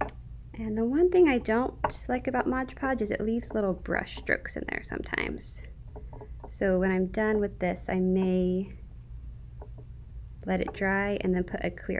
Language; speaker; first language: English; native; English